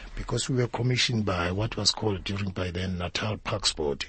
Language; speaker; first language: English; non-native, local second language; Zulu